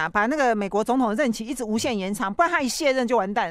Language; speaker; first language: Chinese; native; Chinese